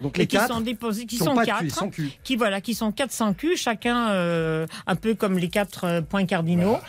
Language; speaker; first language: French; native; French